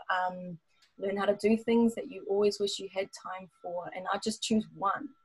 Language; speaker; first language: English; native; English